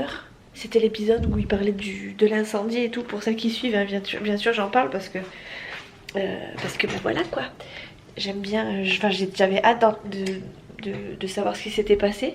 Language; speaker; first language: French; native; French